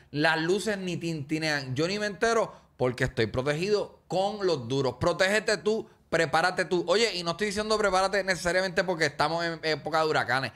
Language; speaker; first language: Spanish; native; Spanish